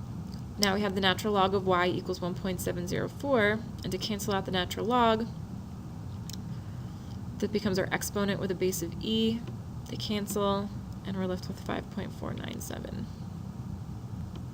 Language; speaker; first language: English; native; English